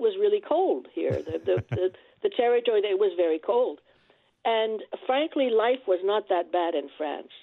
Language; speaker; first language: English; non-native, fluent; French